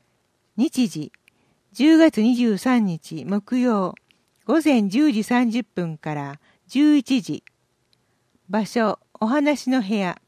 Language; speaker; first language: Japanese; native; Japanese